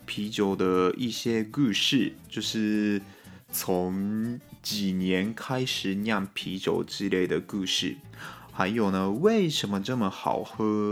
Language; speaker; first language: Chinese; non-native, fluent; Japanese